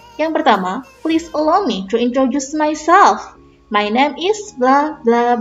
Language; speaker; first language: English; non-native, fluent; Indonesian